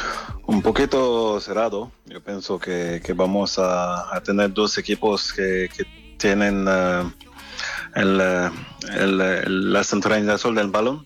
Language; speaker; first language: Spanish; non-native, fluent; French